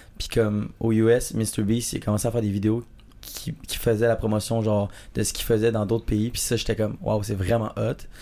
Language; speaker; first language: French; native; French